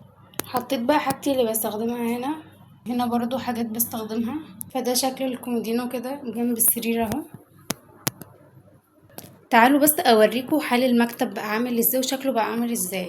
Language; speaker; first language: Arabic; native; Arabic